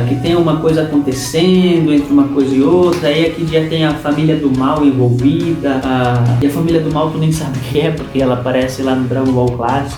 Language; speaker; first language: Portuguese; native; Portuguese